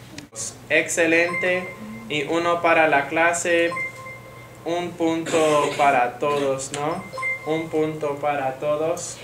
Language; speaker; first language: Spanish; non-native, fluent; English